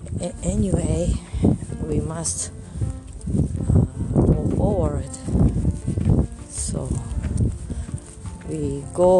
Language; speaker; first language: English; non-native, learner; Japanese